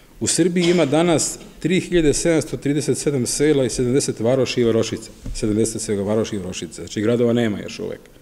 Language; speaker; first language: Serbian; native; Serbian